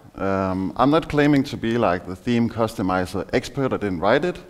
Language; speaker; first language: English; non-native, fluent; Danish